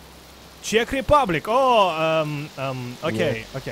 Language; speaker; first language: English; non-native, learner; Russian